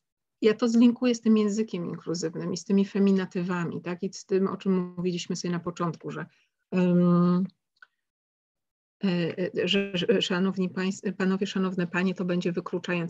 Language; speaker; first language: Polish; native; Polish